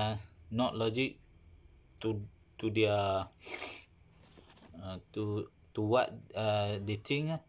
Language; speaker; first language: English; non-native, learner; Malay